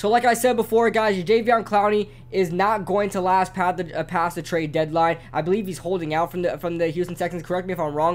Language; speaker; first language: English; native; English